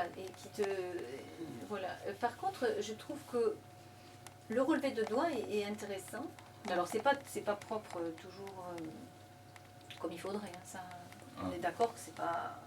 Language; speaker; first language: French; native; French